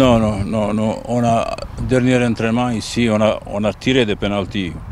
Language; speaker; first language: French; non-native, fluent; Bosnian